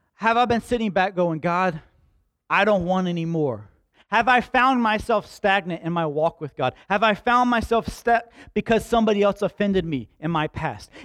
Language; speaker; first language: English; native; English